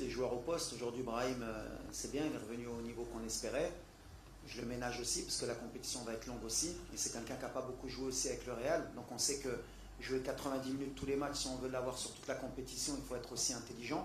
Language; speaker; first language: French; native; French